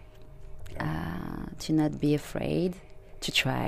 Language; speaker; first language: English; non-native, fluent; French